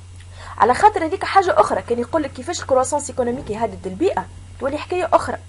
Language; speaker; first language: Arabic; native; Arabic